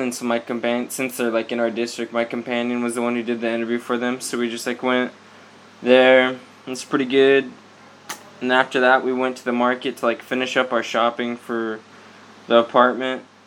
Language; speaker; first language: English; native; English